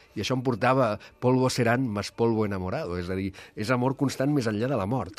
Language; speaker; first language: Catalan; native; Catalan